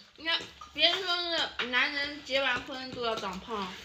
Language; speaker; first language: Chinese; native; Chinese